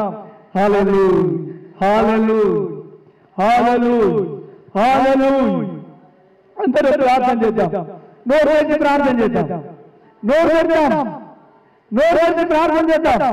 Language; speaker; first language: Telugu; native; Telugu